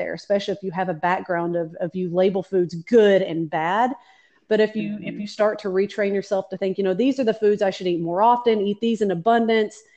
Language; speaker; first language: English; native; English